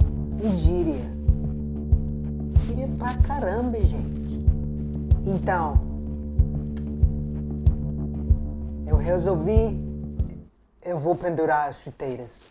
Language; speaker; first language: Portuguese; non-native, fluent; English